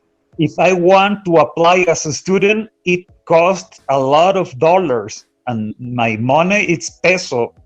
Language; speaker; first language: English; non-native, fluent; Spanish